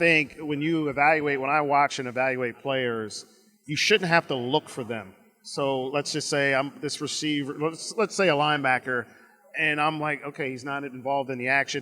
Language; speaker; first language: English; native; English